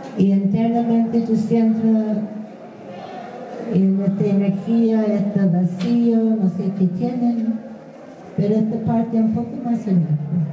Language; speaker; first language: Spanish; non-native, fluent; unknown